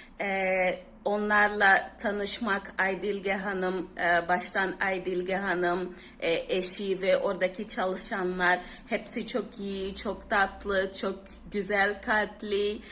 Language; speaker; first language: Turkish; non-native, fluent; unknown